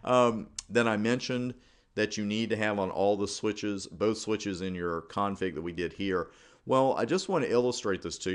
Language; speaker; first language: English; native; English